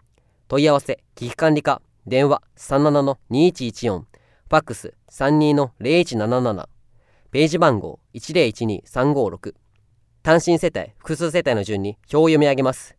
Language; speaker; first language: Japanese; native; Japanese